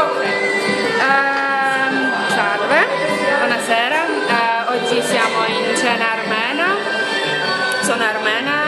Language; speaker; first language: Italian; non-native, learner; Armenian